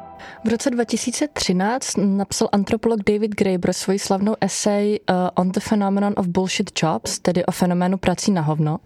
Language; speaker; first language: Czech; native; Czech